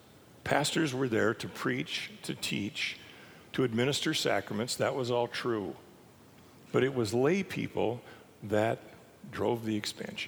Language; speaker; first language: English; native; English